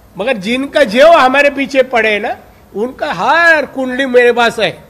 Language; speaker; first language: Hindi; non-native, local second language; Marathi